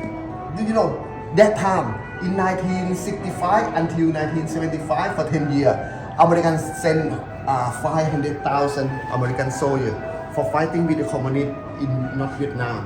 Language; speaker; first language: English; non-native, learner; Thai